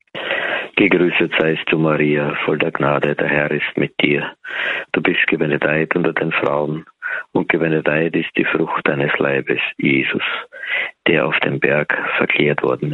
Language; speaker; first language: German; native; German